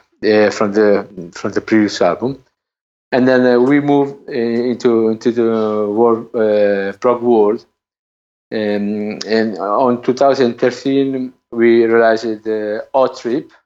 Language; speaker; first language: English; non-native, learner; Italian